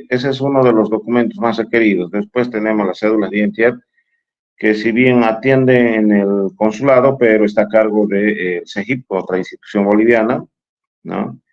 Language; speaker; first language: Spanish; native; Spanish